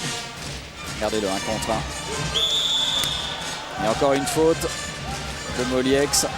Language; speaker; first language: French; native; French